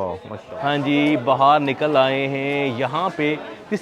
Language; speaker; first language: Hindi; non-native, local second language; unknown